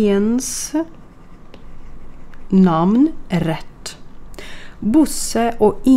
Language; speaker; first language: Swedish; non-native, fluent; Ukrainian